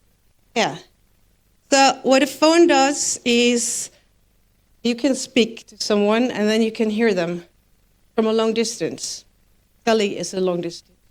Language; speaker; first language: English; non-native, fluent; Dutch